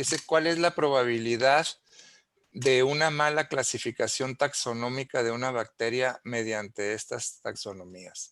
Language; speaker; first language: Spanish; native; Spanish